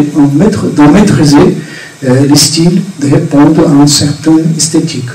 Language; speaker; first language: French; non-native, fluent; Portuguese